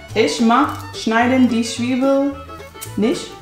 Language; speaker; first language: German; non-native, learner; English